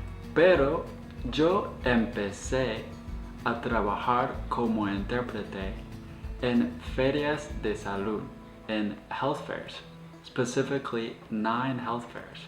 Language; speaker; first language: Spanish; non-native, fluent; English